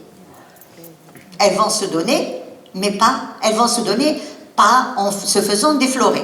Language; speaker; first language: French; non-native, local second language; Arabic